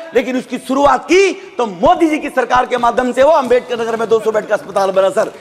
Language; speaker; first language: Hindi; native; Hindi